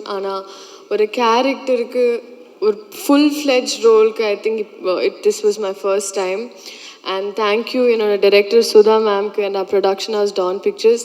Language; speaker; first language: Tamil; non-native, fluent; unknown